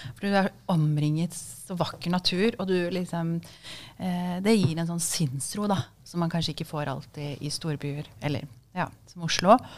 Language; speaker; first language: Norwegian; early bilingual, other home language; Kurdish